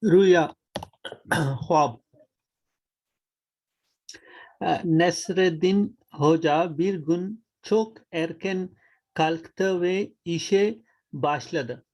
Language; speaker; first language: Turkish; non-native, learner; Urdu